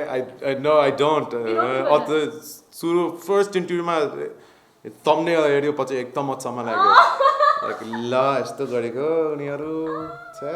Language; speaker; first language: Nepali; non-native, learner; English